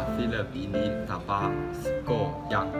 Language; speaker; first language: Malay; non-native, learner; Chinese